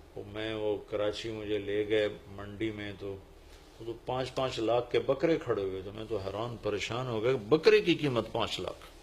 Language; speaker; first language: Urdu; non-native, local second language; Punjabi